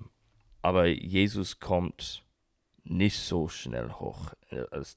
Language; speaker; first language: German; non-native, learner; English